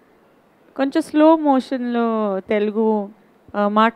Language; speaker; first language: Telugu; non-native, learner; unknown